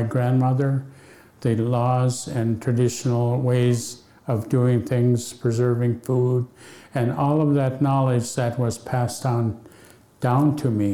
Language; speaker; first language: English; early bilingual, other home language; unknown